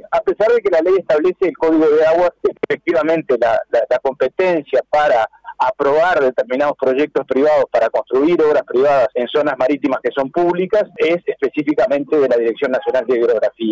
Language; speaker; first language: Spanish; native; Spanish